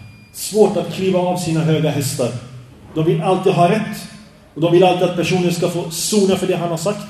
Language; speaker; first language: Swedish; early bilingual, other home language; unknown